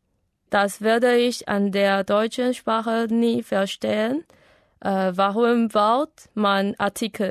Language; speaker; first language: German; non-native, learner; Chinese